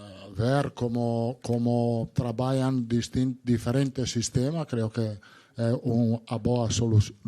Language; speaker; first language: Portuguese; non-native, learner; Italian